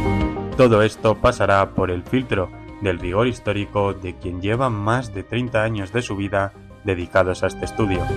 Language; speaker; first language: Spanish; native; Spanish